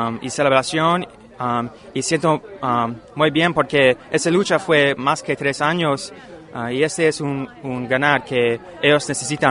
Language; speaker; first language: Spanish; non-native, learner; English